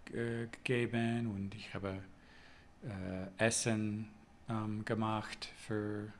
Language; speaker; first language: German; non-native, learner; English